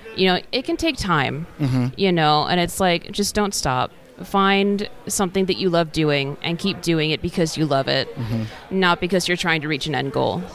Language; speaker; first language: English; native; English